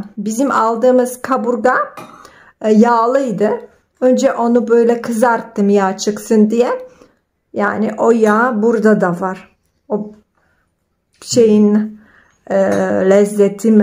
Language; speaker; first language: Turkish; non-native, fluent; Polish